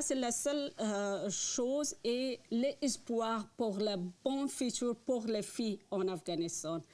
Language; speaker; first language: French; non-native, learner; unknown